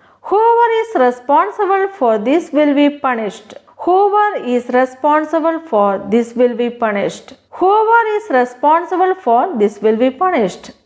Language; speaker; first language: English; non-native, local second language; Malayalam